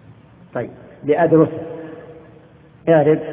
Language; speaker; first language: Arabic; native; Arabic